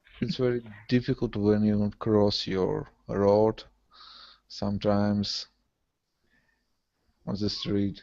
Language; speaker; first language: English; non-native, learner; Russian